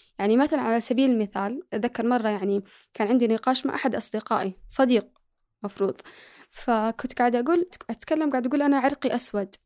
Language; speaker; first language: Arabic; early bilingual, other home language; Somali